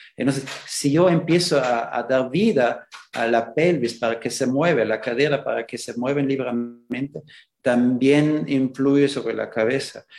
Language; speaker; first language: Spanish; non-native, fluent; German